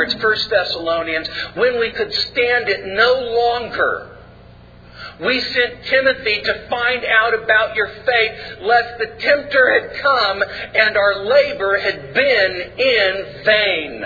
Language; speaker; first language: English; native; English